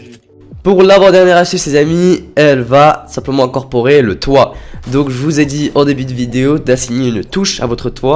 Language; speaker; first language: French; native; French